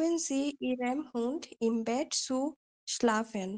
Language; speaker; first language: German; non-native, learner; Bangla